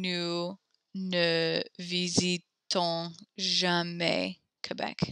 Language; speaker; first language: French; non-native, learner; English